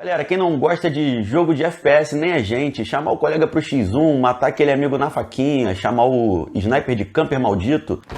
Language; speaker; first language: Portuguese; native; Portuguese